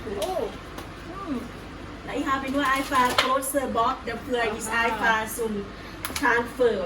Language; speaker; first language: German; non-native, learner; Thai